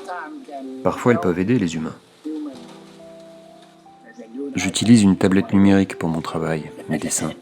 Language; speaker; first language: French; non-native, learner; Thai